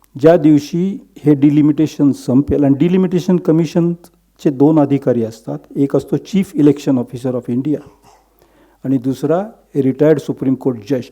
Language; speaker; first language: Marathi; non-native, local second language; Gujarati